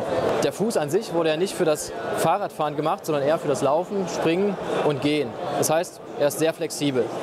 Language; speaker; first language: German; native; German